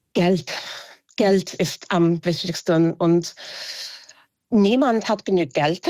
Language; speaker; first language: German; non-native, fluent; English